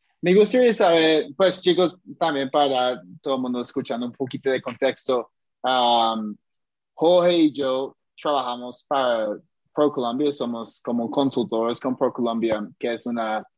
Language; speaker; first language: Spanish; non-native, fluent; English